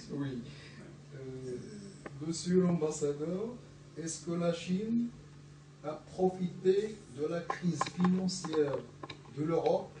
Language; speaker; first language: French; non-native, local second language; Arabic